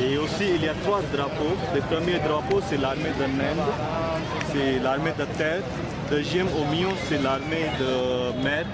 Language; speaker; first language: French; non-native, learner; Hindi